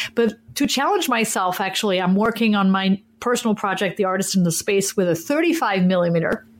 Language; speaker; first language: English; non-native, fluent; French